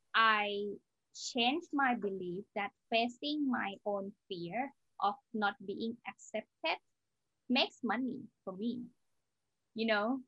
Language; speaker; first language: English; non-native, learner; Thai